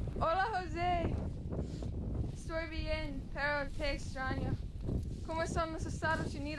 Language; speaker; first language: Spanish; non-native, learner; English